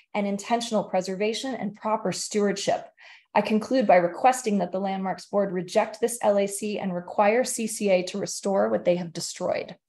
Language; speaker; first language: English; native; English